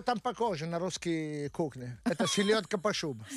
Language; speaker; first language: Russian; non-native, learner; Italian